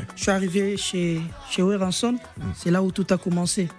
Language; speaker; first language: French; non-native, local second language; Lingala